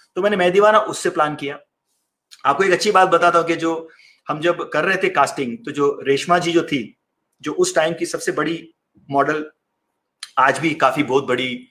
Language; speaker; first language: Hindi; native; Hindi